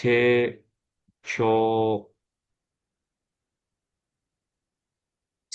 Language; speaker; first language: Korean; non-native, learner; Indonesian